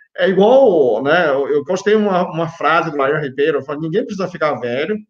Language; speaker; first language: Portuguese; non-native, fluent; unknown